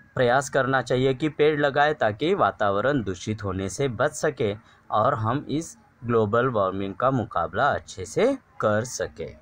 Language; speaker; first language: Hindi; non-native, local second language; Marathi